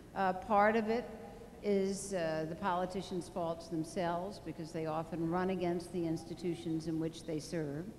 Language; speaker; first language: English; native; English